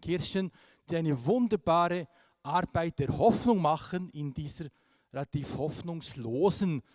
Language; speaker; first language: German; non-native, fluent; French